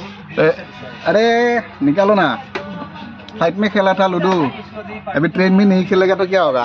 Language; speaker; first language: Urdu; non-native, local second language; Assamese